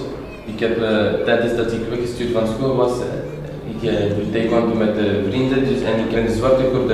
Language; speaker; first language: Dutch; non-native, local second language; French